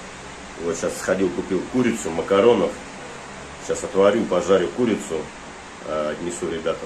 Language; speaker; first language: Russian; native; Russian